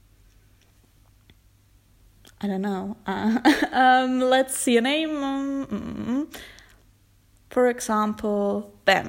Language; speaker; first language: English; non-native, fluent; German